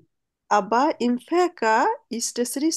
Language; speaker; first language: German; non-native, fluent; Bangla